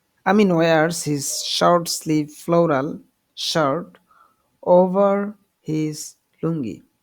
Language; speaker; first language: English; non-native, local second language; Bangla